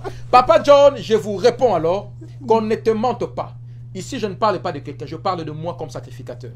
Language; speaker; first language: French; non-native, local second language; Lingala